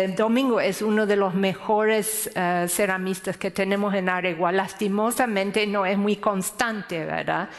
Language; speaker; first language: Spanish; non-native, fluent; English